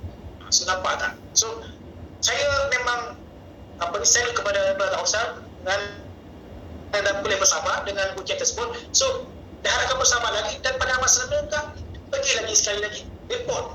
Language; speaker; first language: Malay; native; Malay